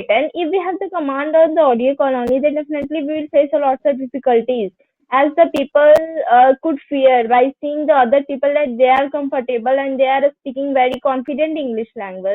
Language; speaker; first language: English; non-native, learner; Hindi